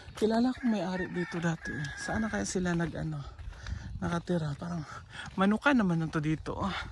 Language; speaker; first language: Filipino; non-native, local second language; Cebuano